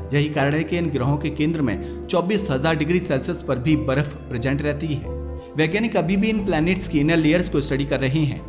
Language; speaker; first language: Hindi; native; Hindi